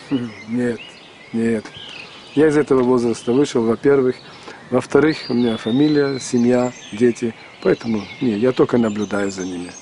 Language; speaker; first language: Russian; native; Russian